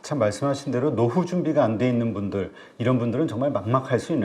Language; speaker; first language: Korean; native; Korean